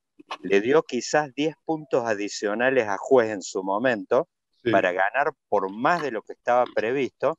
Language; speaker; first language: Spanish; native; Spanish